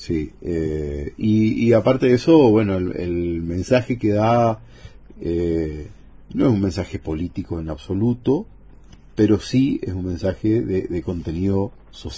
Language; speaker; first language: Spanish; native; Spanish